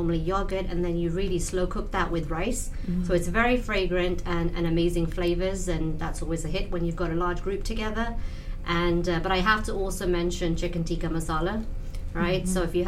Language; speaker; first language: English; non-native, local second language; Punjabi